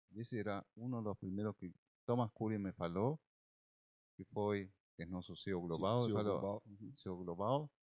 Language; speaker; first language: Portuguese; non-native, learner; Spanish